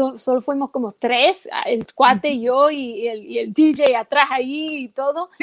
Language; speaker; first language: Spanish; early bilingual, heritage; Spanish